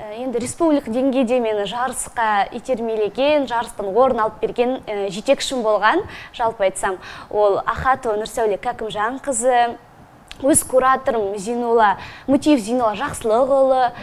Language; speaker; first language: Kazakh; non-native, local second language; Russian